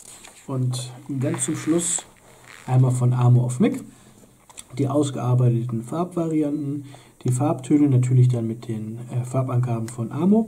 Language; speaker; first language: German; native; German